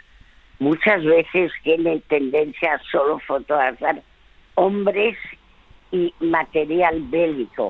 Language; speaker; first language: Spanish; early bilingual, other home language; French